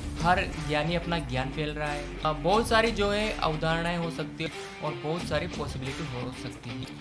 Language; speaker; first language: Hindi; native; Hindi